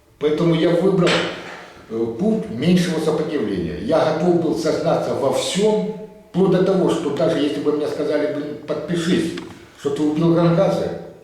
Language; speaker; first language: Russian; native; Russian